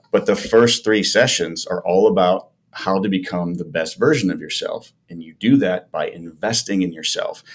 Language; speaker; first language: English; native; English